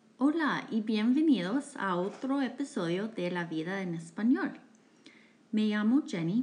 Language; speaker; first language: Spanish; non-native, fluent; English